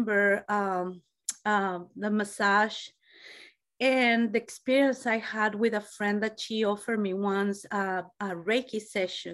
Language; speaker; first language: English; non-native, fluent; Spanish